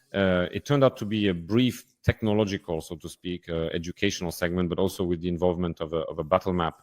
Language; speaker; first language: English; non-native, fluent; Ukrainian